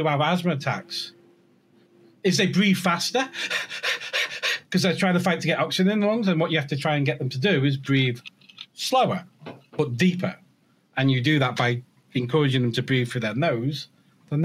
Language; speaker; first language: English; native; English